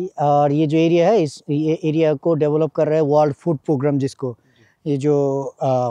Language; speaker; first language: Hindi; non-native, fluent; Bangla